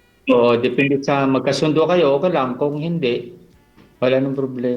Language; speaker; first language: Filipino; non-native, local second language; Cebuano